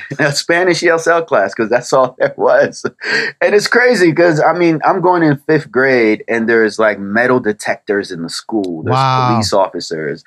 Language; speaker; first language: English; early bilingual, other home language; French